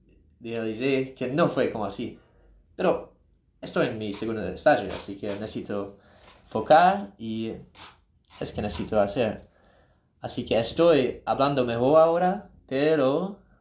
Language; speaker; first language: Spanish; non-native, learner; English